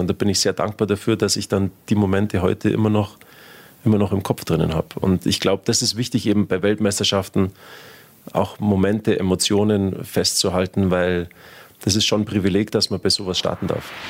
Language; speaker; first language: German; native; German